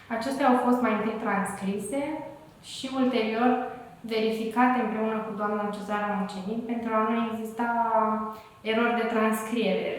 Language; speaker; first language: Romanian; native; Romanian